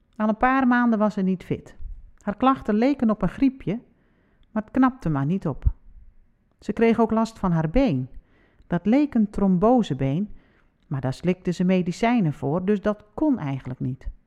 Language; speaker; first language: Dutch; non-native, local second language; Western Frisian